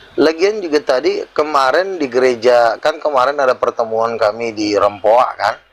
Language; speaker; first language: Indonesian; native; Indonesian